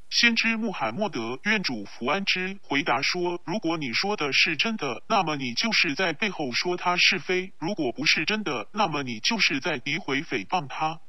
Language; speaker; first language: Chinese; non-native, local second language; Cantonese